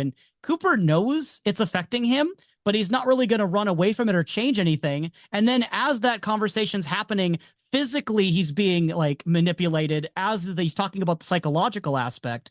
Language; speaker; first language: English; native; English